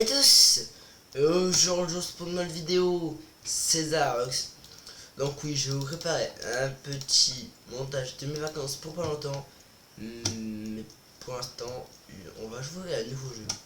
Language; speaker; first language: French; native; French